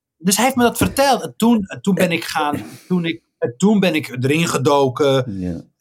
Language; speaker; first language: Dutch; early bilingual, other home language; Riffian